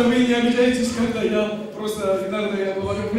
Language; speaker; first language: Russian; non-native, learner; Korean